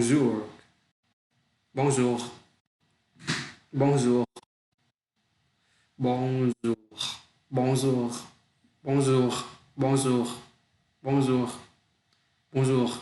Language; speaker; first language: French; non-native, learner; Vietnamese